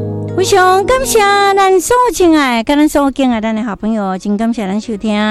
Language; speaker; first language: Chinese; native; Chinese